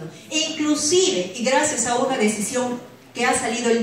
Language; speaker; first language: Spanish; native; Spanish